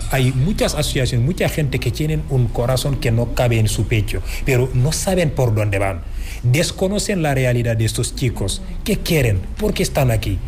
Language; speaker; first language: Spanish; non-native, fluent; Wolof